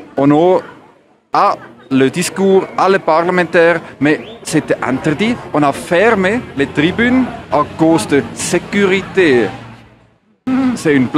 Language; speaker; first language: French; non-native, learner; German